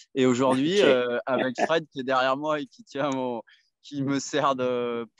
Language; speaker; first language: French; native; French